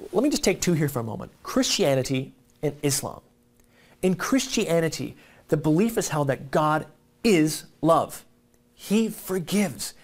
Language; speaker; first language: English; native; English